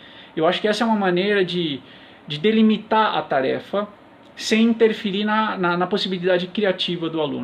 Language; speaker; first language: Portuguese; native; Portuguese